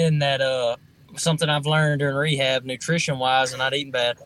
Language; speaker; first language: English; native; English